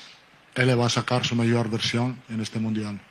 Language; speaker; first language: Portuguese; non-native, learner; Italian